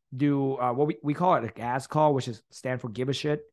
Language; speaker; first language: English; early bilingual, other home language; Thai